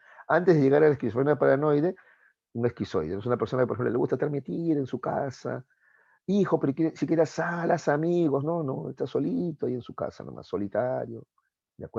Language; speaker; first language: Spanish; native; Spanish